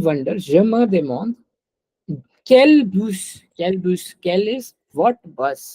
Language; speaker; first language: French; non-native, fluent; Hindi